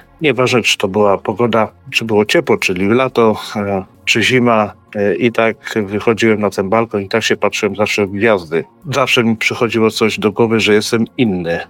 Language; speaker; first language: Polish; early bilingual, heritage; Polish